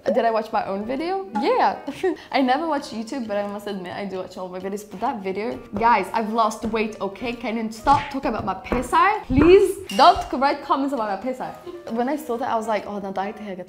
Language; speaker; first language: English; native; English